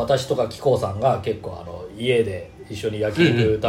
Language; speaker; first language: Japanese; native; Japanese